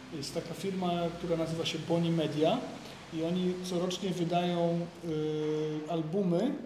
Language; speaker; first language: Polish; native; Polish